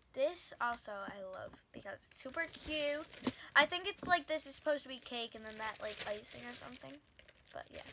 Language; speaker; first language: English; native; English